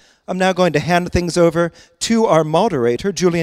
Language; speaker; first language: English; native; English